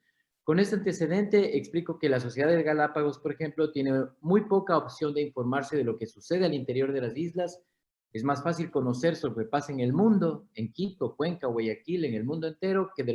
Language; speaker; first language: Spanish; native; Spanish